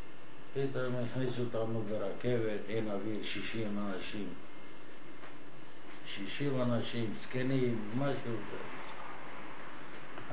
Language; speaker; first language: Hebrew; non-native, fluent; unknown